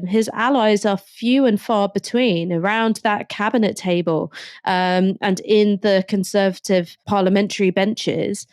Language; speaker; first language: English; native; English